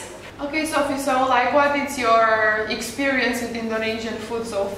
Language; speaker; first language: English; non-native, fluent; Romanian